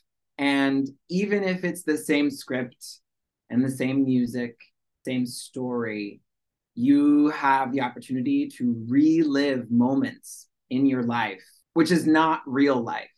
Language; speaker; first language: English; early bilingual, other home language; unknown